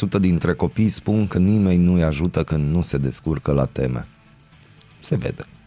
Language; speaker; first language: Romanian; non-native, local second language; Hungarian